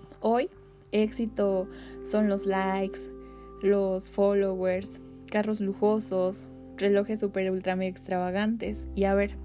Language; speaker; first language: Spanish; native; Spanish